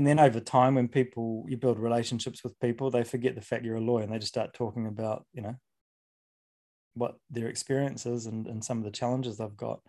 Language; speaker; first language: English; native; English